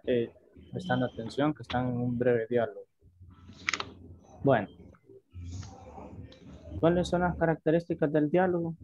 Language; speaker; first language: Spanish; native; Spanish